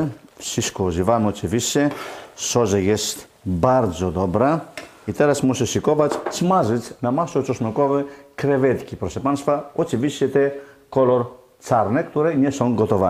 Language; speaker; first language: Polish; non-native, learner; Greek